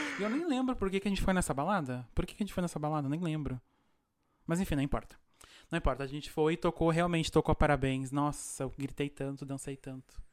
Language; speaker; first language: Portuguese; native; Portuguese